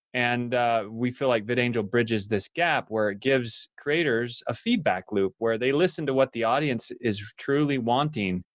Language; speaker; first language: English; native; English